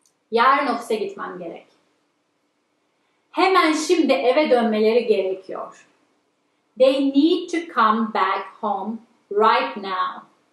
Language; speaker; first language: English; non-native, fluent; Turkish